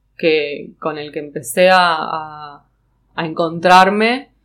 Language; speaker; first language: Spanish; native; Spanish